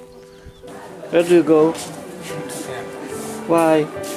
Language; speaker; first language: English; non-native, learner; Slovak